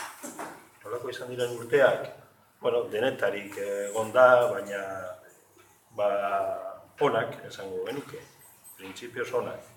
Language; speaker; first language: Basque; non-native, local second language; Spanish